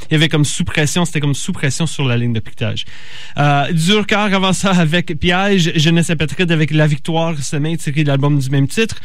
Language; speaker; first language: French; native; French